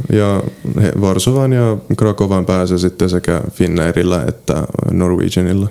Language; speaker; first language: Finnish; early bilingual, other home language; Polish